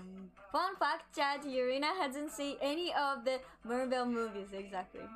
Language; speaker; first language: English; non-native, learner; Japanese